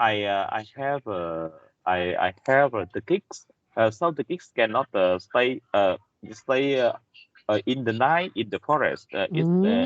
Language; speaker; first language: English; non-native, learner; Vietnamese